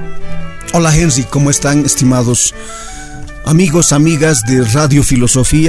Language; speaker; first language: Spanish; native; Spanish